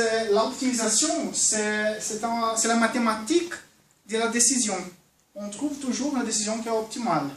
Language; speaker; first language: French; non-native, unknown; Portuguese